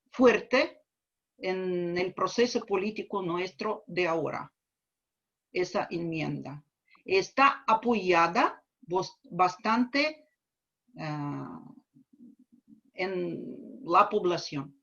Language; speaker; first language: Spanish; non-native, fluent; Russian